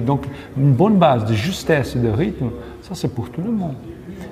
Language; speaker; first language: French; non-native, learner; Portuguese